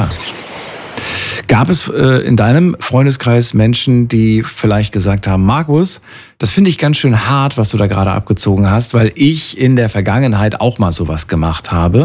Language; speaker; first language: German; native; German